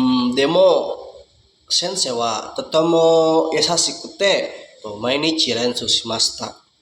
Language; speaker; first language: Japanese; non-native, learner; Indonesian